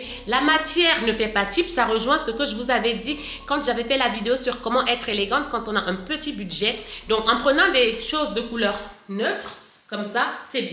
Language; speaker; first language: French; native; French